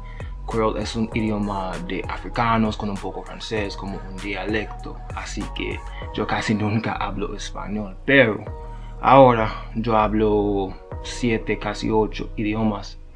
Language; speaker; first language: Spanish; non-native, learner; Haitian Creole